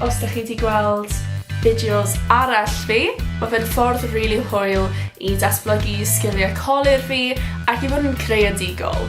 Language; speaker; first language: Welsh; non-native, local second language; English